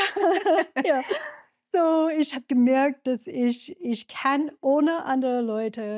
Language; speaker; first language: German; non-native, learner; English